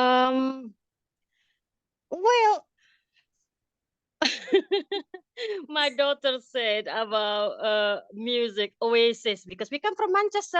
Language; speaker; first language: English; non-native, fluent; Indonesian